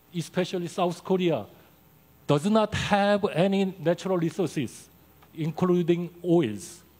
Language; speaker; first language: English; non-native, learner; Korean